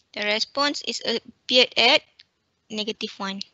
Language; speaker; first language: English; non-native, local second language; Malay